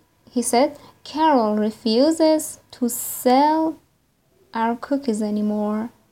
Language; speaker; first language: English; non-native, fluent; Persian